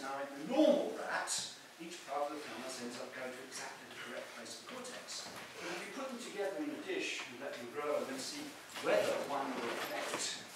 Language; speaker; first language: English; native; English